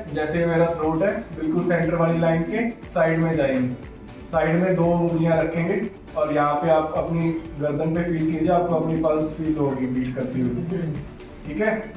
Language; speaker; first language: Hindi; native; Hindi